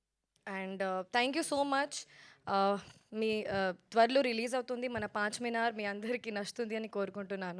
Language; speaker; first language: Telugu; non-native, fluent; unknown